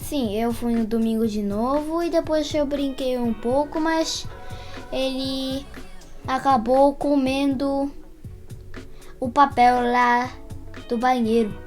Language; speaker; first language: Portuguese; early bilingual, heritage; Portuguese